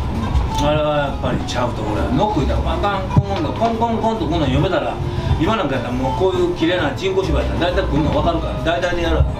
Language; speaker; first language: Japanese; native; Japanese